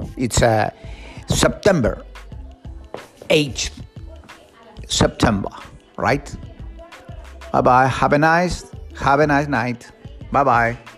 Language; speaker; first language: English; non-native, learner; Spanish